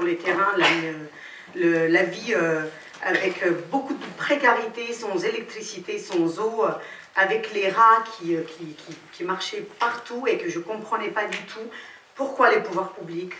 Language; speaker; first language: French; non-native, fluent; Romany